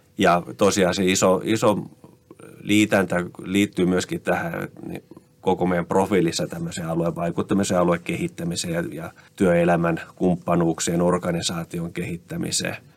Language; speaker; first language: Finnish; native; Finnish